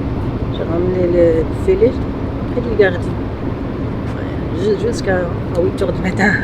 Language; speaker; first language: French; non-native, learner; Arabic